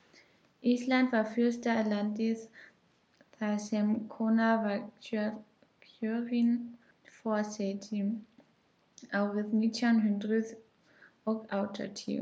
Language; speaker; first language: Icelandic; non-native, learner; German